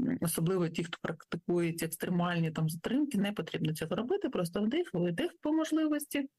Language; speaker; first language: Ukrainian; native; Ukrainian